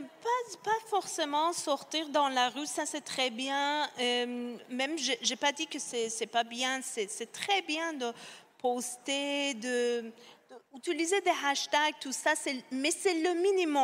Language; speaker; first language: French; non-native, fluent; Persian